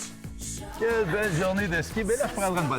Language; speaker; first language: French; native; French